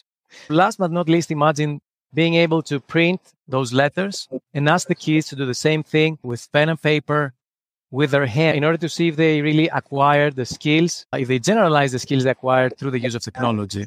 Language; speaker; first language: English; non-native, fluent; Greek